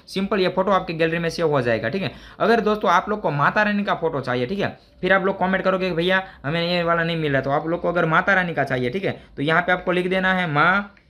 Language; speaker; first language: Hindi; non-native, local second language; Gujarati